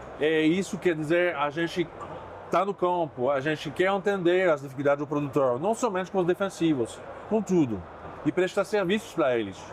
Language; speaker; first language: Portuguese; non-native, fluent; French